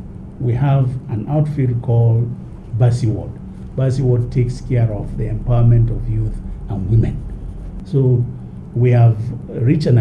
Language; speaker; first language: English; non-native, local second language; Hausa